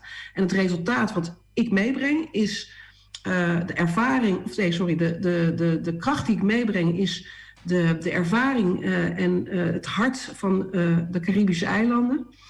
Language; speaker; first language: Dutch; native; Dutch